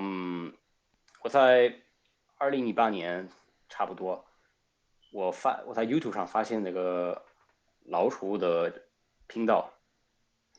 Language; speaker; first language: Chinese; non-native, fluent; Spanish